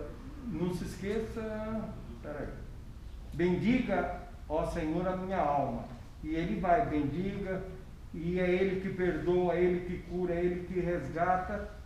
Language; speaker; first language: Portuguese; native; Portuguese